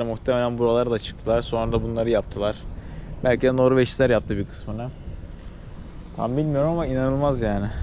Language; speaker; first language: Turkish; native; Turkish